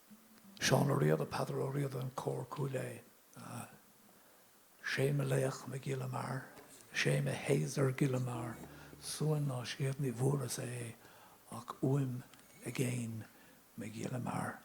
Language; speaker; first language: Irish; non-native, local second language; English